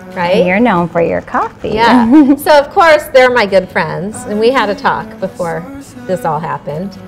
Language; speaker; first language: English; native; English